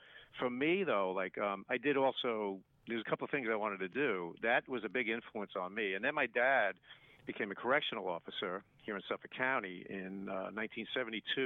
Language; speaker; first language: English; native; English